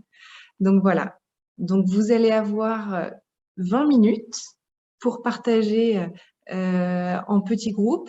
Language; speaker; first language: French; native; French